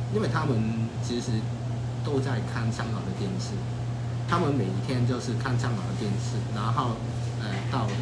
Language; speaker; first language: Chinese; non-native, fluent; Cantonese